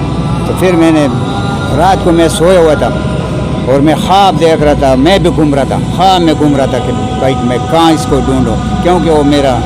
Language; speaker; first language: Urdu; non-native, local second language; Pashto